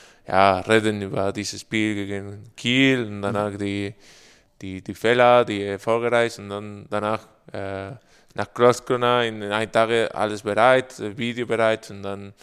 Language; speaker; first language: German; non-native, learner; Spanish